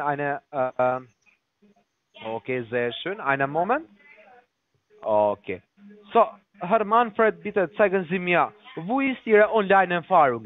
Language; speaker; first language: German; non-native, learner; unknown